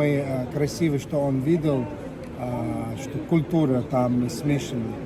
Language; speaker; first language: Russian; non-native, fluent; Arabic